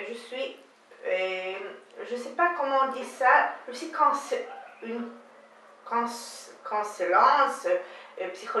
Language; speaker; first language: French; non-native, learner; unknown